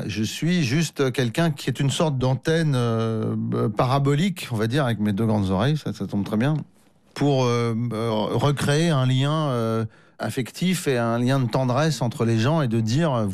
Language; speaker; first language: French; native; French